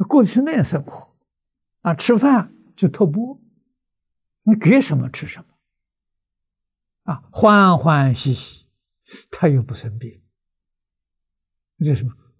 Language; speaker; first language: Chinese; native; Chinese